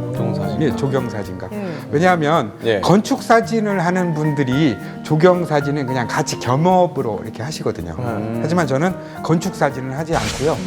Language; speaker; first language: Korean; native; Korean